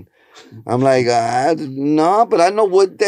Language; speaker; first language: English; early bilingual, other home language; Spanish